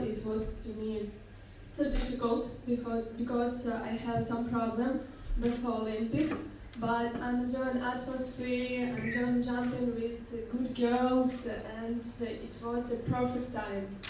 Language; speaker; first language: English; non-native, learner; Ukrainian